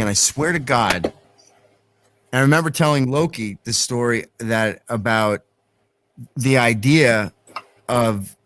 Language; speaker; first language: English; native; English